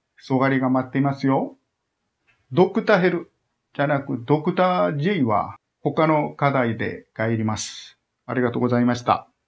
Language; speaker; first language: Japanese; non-native, fluent; Korean